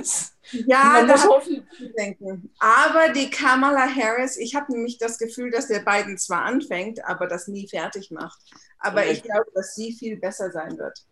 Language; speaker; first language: German; native; German